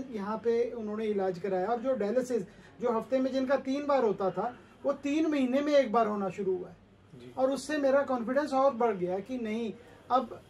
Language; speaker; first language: Hindi; native; Hindi